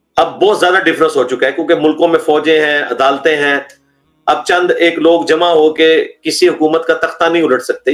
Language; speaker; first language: Urdu; non-native, local second language; Punjabi